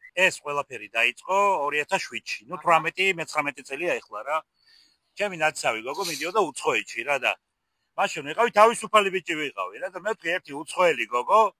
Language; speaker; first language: Georgian; native; Georgian